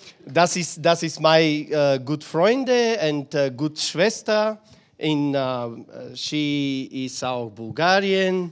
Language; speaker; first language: German; non-native, learner; Bulgarian